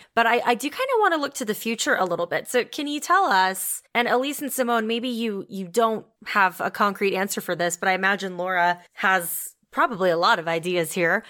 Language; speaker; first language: English; native; English